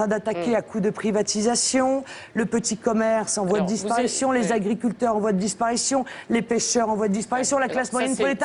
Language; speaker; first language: French; native; French